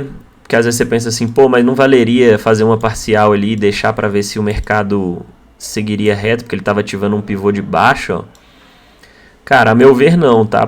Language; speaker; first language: Portuguese; native; Portuguese